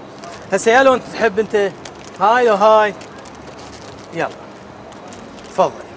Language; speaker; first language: Arabic; native; Arabic